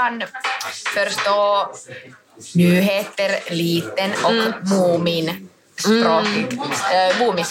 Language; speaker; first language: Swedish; non-native, learner; Finnish